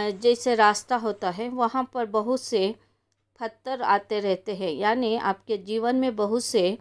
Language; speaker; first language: Hindi; non-native, local second language; Kannada